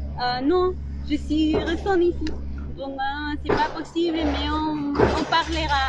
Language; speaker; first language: French; non-native, learner; Spanish